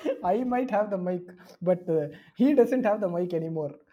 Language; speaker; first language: English; non-native, local second language; Tamil